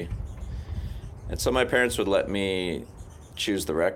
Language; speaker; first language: English; native; English